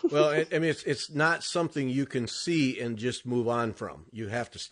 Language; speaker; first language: English; native; English